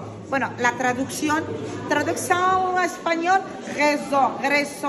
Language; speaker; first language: Spanish; non-native, fluent; Arabic